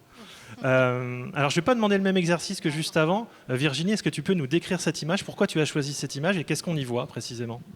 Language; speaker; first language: French; native; French